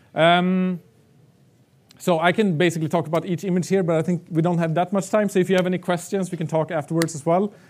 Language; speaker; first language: English; non-native, fluent; Swedish